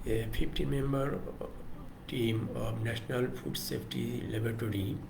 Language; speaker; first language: English; non-native, local second language; Bangla